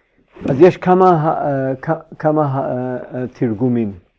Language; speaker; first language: Hebrew; non-native, fluent; English